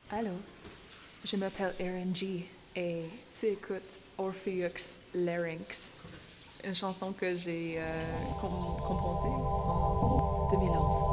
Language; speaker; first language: French; non-native, local second language; English